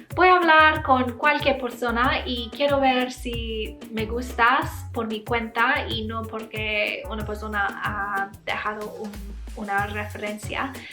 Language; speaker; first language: Spanish; non-native, learner; English